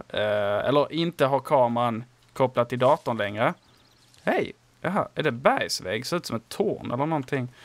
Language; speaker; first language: Swedish; native; Swedish